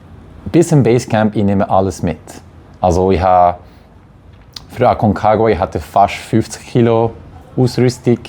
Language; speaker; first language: German; non-native, local second language; French